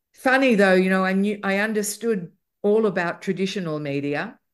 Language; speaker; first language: English; native; English